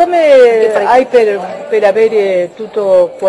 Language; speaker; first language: Italian; non-native, learner; Spanish